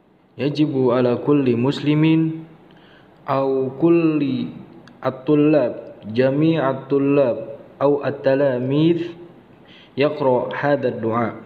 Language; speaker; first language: Arabic; non-native, fluent; Indonesian